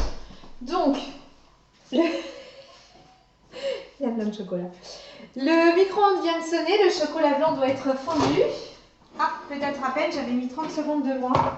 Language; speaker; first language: French; native; French